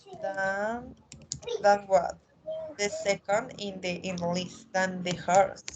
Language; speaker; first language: English; non-native, learner; Spanish